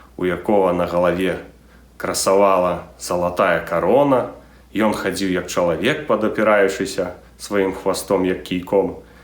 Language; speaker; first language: Belarusian; native; Belarusian